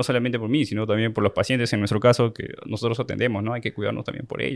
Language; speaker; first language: Spanish; native; Spanish